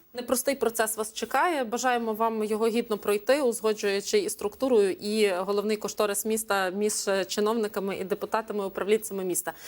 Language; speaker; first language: Ukrainian; native; Ukrainian